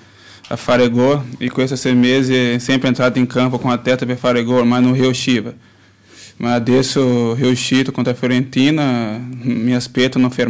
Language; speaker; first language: Italian; non-native, learner; Portuguese